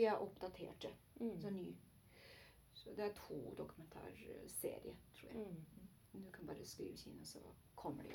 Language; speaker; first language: Norwegian; non-native, learner; Chinese